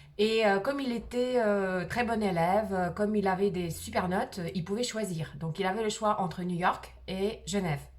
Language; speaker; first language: French; early bilingual, other home language; Russian